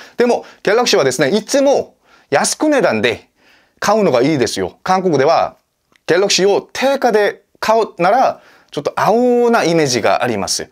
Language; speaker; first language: Japanese; non-native, fluent; Korean